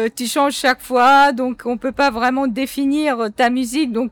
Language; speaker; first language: French; non-native, fluent; Korean